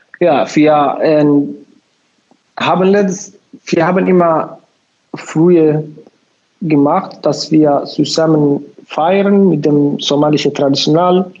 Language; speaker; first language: German; non-native, learner; Somali